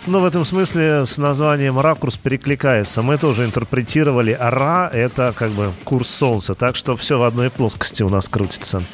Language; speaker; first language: Russian; native; Russian